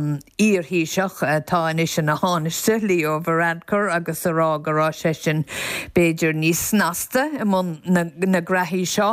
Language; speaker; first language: Irish; native; Irish